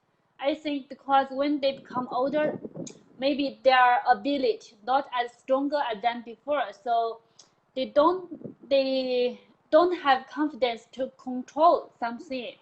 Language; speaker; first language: English; non-native, learner; Chinese